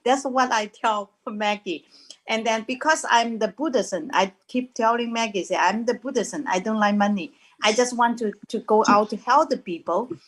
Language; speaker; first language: English; non-native, learner; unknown